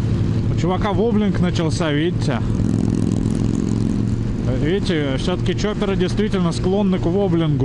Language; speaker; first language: Russian; native; Russian